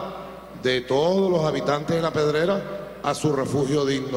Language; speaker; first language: Spanish; native; Spanish